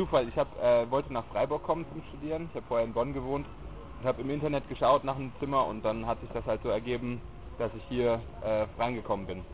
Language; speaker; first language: German; native; German